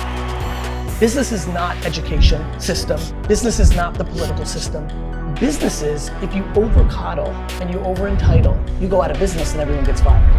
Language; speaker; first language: English; early bilingual, other home language; Russian